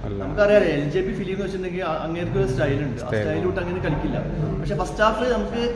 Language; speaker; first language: Malayalam; native; Malayalam